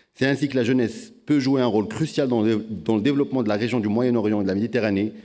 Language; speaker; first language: French; non-native, local second language; Arabic